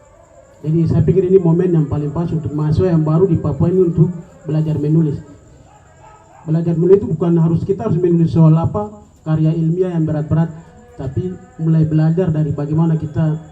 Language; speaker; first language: Indonesian; non-native, local second language; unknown